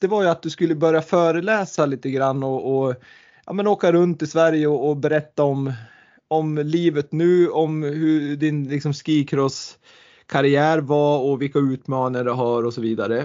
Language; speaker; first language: Swedish; native; Swedish